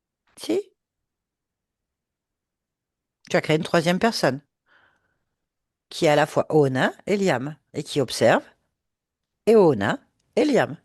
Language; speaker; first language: French; native; French